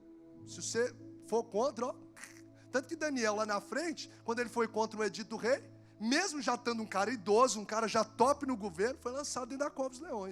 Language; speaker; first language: Portuguese; native; Portuguese